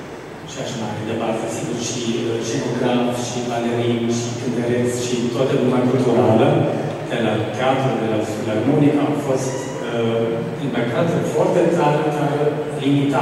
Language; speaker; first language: Romanian; non-native, fluent; German